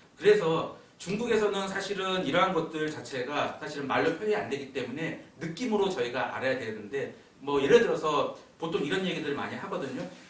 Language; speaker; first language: Korean; native; Korean